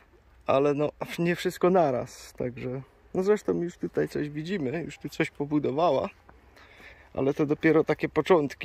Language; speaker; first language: Polish; native; Polish